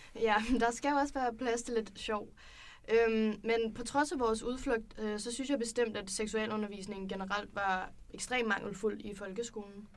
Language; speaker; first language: Danish; native; Danish